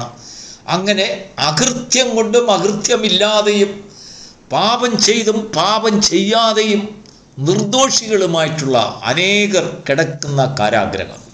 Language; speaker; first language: Malayalam; native; Malayalam